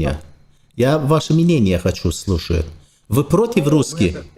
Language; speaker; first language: Russian; non-native, fluent; Turkish